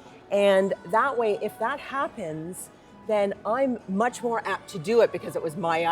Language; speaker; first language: English; native; English